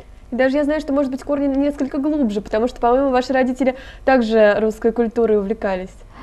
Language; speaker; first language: Russian; native; Russian